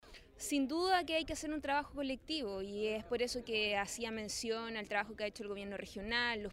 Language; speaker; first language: Spanish; native; Spanish